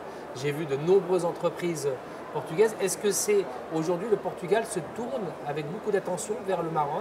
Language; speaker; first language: French; native; French